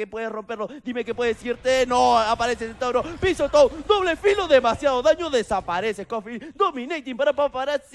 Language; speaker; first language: Spanish; native; Spanish